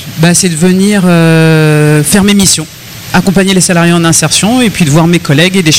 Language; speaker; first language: French; native; French